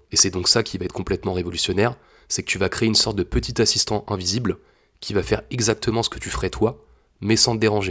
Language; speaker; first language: French; native; French